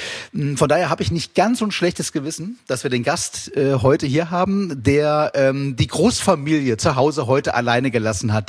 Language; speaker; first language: German; native; German